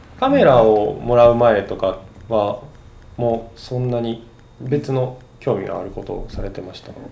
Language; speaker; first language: Japanese; native; Japanese